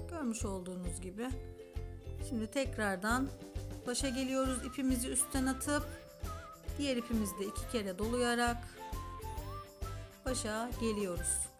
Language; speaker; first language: Turkish; native; Turkish